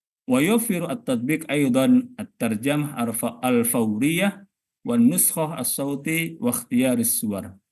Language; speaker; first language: Arabic; non-native, fluent; Indonesian